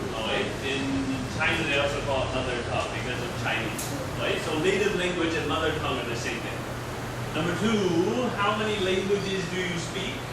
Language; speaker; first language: English; non-native, fluent; Chinese